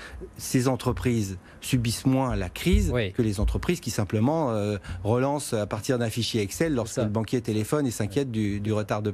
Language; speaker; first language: French; native; French